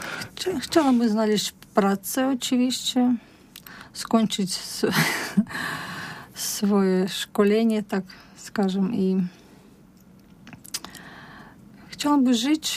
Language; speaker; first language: Polish; non-native, learner; Russian